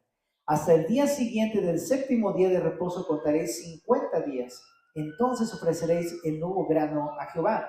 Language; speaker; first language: Spanish; native; Spanish